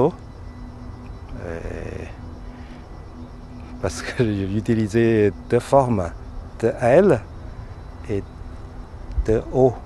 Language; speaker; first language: French; non-native, learner; Chinese